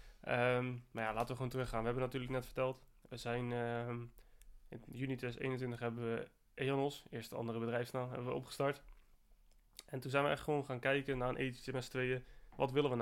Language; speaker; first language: Dutch; native; Dutch